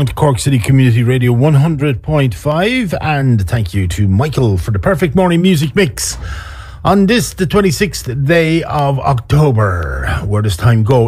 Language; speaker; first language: English; native; English